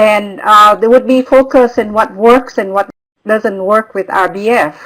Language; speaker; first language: English; non-native, fluent; Vietnamese